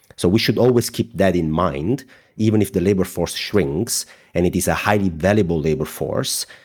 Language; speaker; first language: English; non-native, fluent; Italian